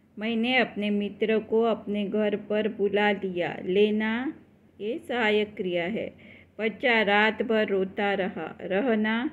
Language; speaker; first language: Hindi; non-native, local second language; Marathi